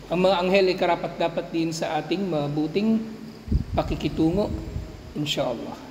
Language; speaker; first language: Filipino; native; Filipino